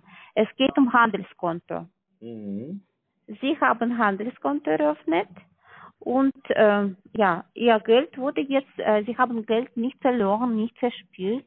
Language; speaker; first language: German; non-native, learner; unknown